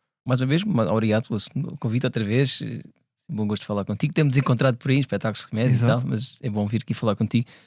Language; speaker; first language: Portuguese; native; Portuguese